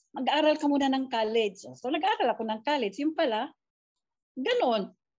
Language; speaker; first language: Filipino; non-native, local second language; Cebuano